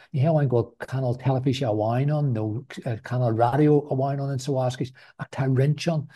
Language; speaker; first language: Irish; non-native, local second language; English